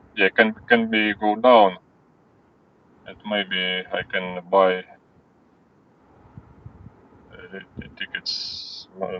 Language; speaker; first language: English; non-native, learner; Ukrainian